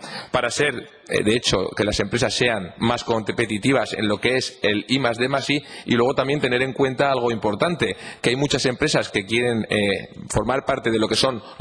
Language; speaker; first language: Spanish; native; Spanish